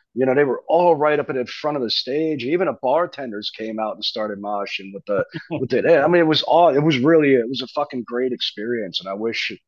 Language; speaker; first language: English; native; English